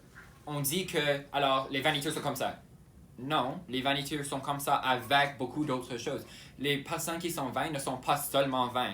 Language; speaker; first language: French; non-native, local second language; English